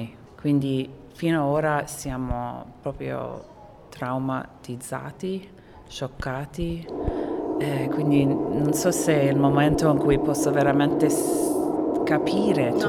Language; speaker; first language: Italian; non-native, fluent; Arabic